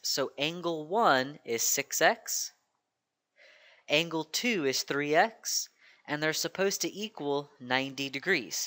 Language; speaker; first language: English; native; English